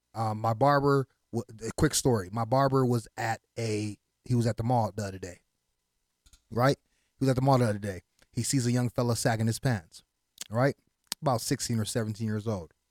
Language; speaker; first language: English; early bilingual, other home language; Haitian Creole